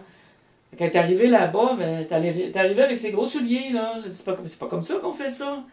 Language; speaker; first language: French; native; French